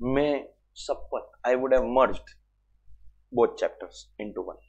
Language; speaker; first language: Hindi; native; Hindi